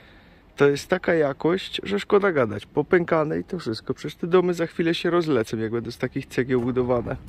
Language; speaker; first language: Polish; native; Polish